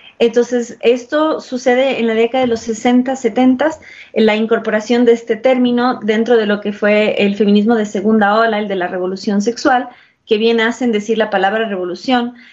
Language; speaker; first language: Spanish; early bilingual, heritage; English